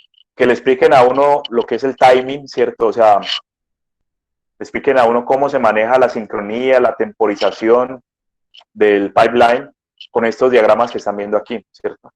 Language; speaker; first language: Spanish; native; Spanish